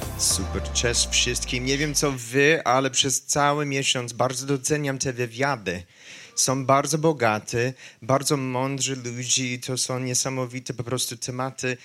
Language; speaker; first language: Polish; non-native, fluent; English